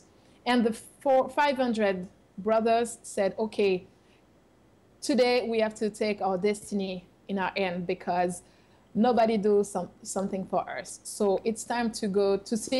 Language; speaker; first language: English; non-native, fluent; French